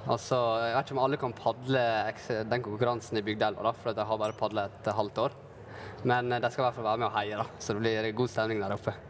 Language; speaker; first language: Norwegian; native; Norwegian